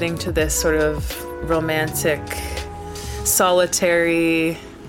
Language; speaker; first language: English; native; English